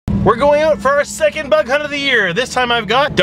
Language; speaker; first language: English; native; English